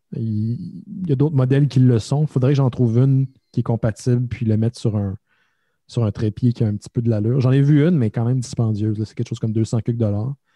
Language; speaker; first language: French; native; French